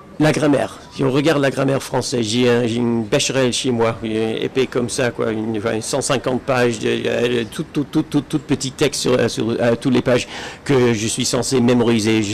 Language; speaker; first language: French; non-native, fluent; English